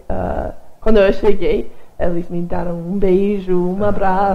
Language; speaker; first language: Portuguese; non-native, fluent; English